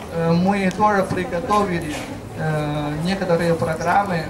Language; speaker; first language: Russian; non-native, fluent; Chinese